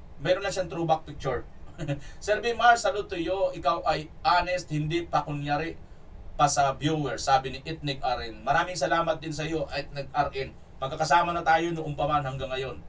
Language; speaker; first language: Filipino; non-native, local second language; Cebuano